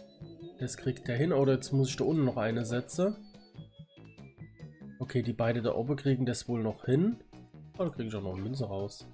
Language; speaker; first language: German; native; German